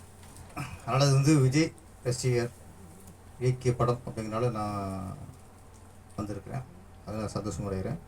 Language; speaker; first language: Tamil; native; Tamil